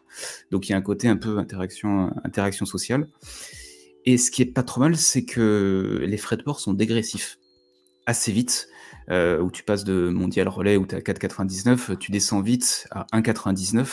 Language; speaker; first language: French; native; French